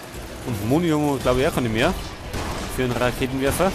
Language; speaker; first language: German; native; German